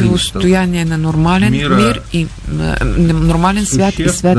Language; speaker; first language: Bulgarian; non-native, fluent; Russian